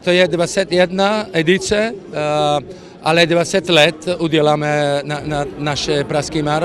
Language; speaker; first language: Czech; non-native, learner; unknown